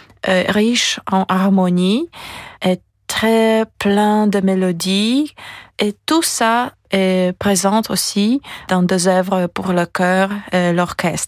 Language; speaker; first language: French; non-native, fluent; Polish